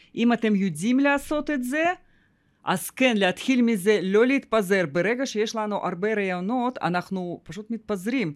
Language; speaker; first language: Hebrew; non-native, fluent; Russian